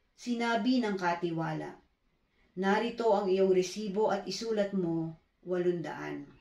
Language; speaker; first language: Filipino; native; Filipino